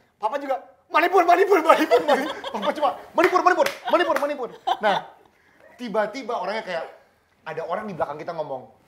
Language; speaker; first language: Indonesian; native; Indonesian